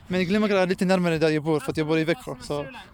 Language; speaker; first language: Swedish; non-native, fluent; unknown